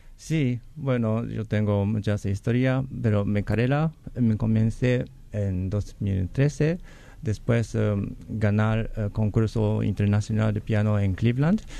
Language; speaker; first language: Spanish; non-native, learner; Japanese